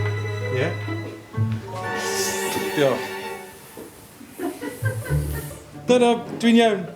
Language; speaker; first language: Welsh; non-native, learner; English